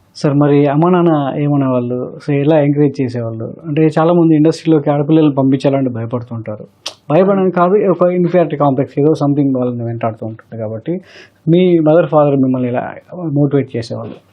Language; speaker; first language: Telugu; native; Telugu